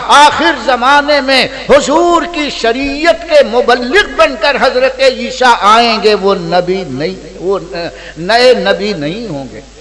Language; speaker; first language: Urdu; native; Urdu